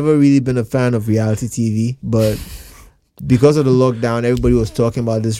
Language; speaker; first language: English; non-native, local second language; Akan